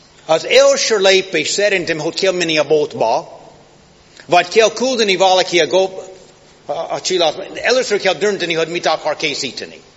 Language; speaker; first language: Hungarian; non-native, fluent; English